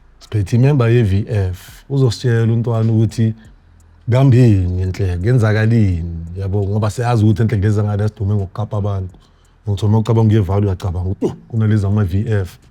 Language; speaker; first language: Zulu; native; Zulu